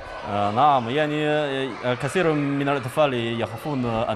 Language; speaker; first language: Arabic; non-native, learner; Chinese